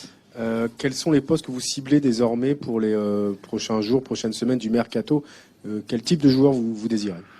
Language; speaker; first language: French; native; French